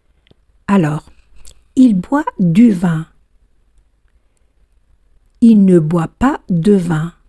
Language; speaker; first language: French; non-native, fluent; Spanish